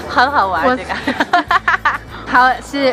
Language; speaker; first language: Chinese; non-native, fluent; Danish